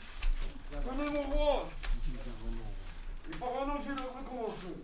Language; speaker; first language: French; native; French